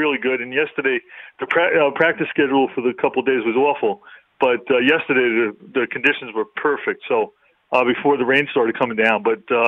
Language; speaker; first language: English; native; English